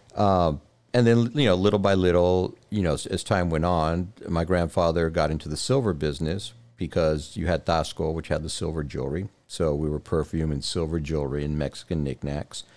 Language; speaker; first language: English; native; English